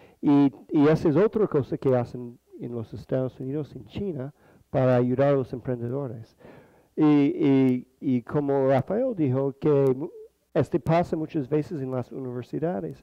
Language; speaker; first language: Spanish; non-native, fluent; English